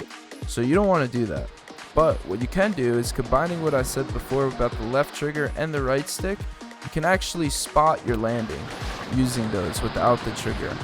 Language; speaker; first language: English; native; English